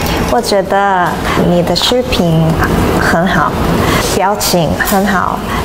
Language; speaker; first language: Chinese; non-native, learner; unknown